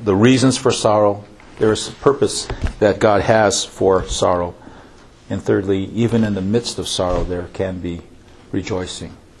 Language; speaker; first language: English; early bilingual, other home language; Japanese